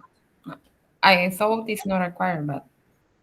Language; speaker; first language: English; non-native, learner; Spanish